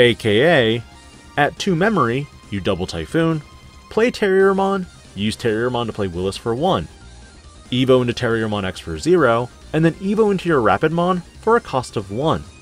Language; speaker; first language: English; native; English